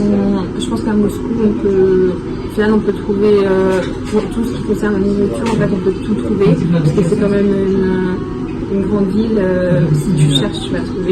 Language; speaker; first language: French; early bilingual, heritage; French